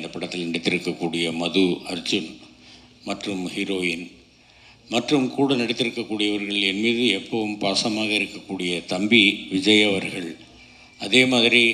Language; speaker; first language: Tamil; native; Tamil